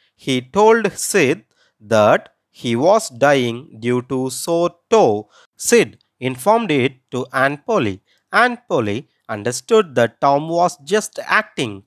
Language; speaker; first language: English; non-native, local second language; Tamil